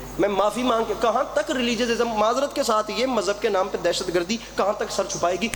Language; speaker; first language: Urdu; non-native, local second language; Punjabi